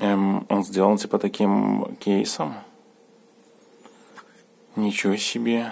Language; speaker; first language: Russian; native; Russian